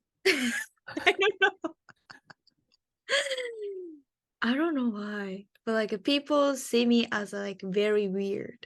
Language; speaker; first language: English; non-native, learner; Japanese